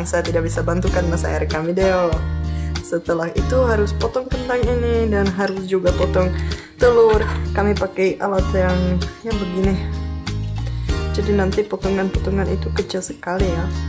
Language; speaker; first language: Indonesian; non-native, fluent; Czech